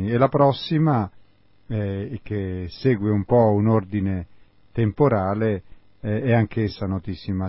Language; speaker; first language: Italian; native; Italian